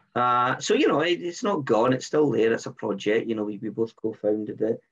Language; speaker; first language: English; native; English